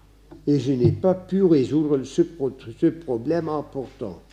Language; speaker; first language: French; non-native, fluent; Dutch